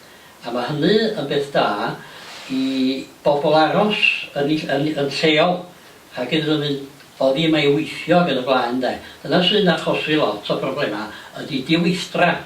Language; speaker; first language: Welsh; native; Welsh